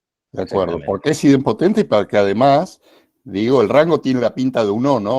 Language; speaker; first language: Spanish; native; Spanish